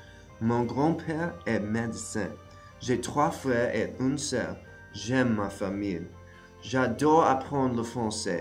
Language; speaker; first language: French; non-native, learner; English